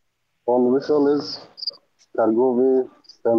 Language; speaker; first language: Russian; non-native, learner; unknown